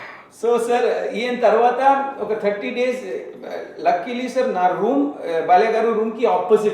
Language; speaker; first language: Telugu; non-native, learner; Hindi